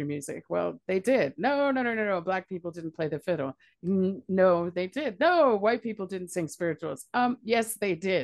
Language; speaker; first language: English; native; English